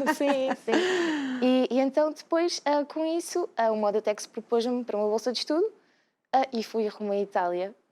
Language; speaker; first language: Portuguese; native; Portuguese